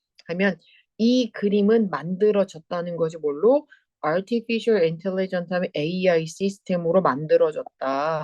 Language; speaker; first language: Korean; native; Korean